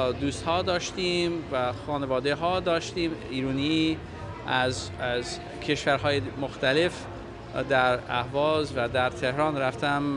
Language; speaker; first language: Persian; non-native, fluent; English